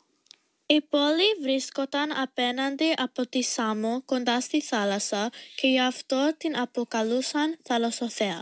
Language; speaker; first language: Greek; early bilingual, heritage; Greek